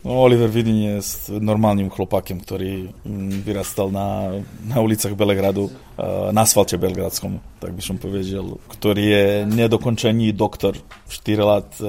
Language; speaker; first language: Polish; non-native, learner; Serbian